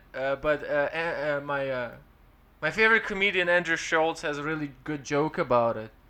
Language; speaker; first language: English; non-native, fluent; Ukrainian